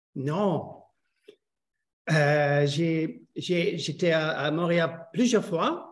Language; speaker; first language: French; non-native, learner; Dutch